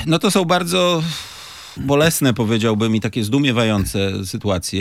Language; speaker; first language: Polish; native; Polish